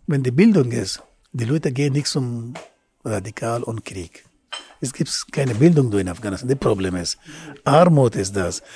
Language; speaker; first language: German; non-native, learner; Persian